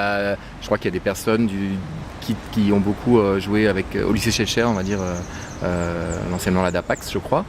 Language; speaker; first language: French; native; French